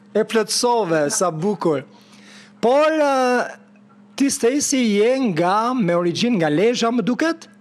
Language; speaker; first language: Albanian; native; Albanian